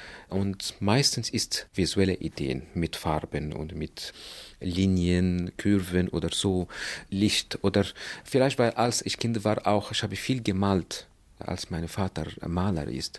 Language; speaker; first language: German; non-native, fluent; Arabic